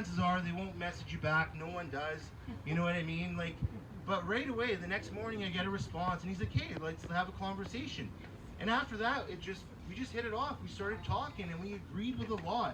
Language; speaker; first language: English; early bilingual, other home language; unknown